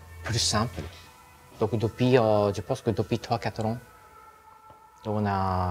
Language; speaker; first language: French; non-native, learner; Japanese